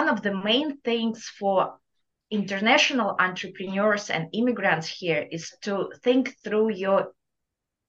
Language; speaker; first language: English; non-native, fluent; Russian